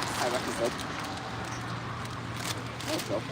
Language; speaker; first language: English; native; English